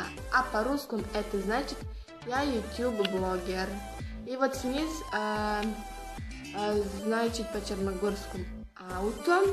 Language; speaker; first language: Russian; non-native, learner; Serbian